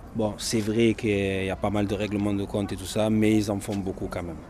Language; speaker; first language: French; native; French